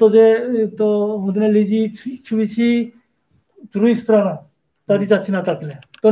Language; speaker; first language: Czech; non-native, learner; Korean